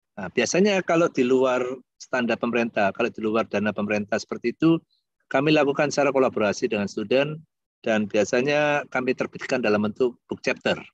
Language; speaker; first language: Indonesian; native; Indonesian